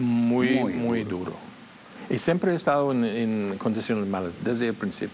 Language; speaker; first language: Spanish; non-native, fluent; English